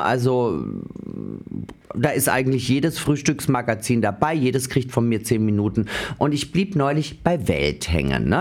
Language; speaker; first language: German; native; German